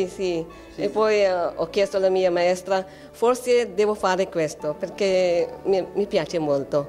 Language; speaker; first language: Italian; non-native, learner; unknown